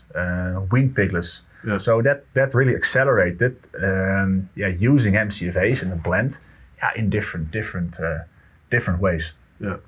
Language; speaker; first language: English; non-native, fluent; Dutch